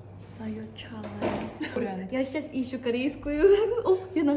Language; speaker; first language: Russian; non-native, fluent; Korean